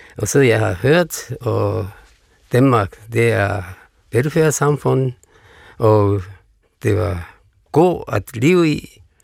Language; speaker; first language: Danish; non-native, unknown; Japanese